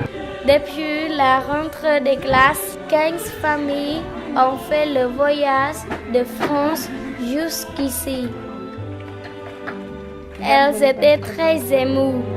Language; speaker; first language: French; non-native, learner; Khmer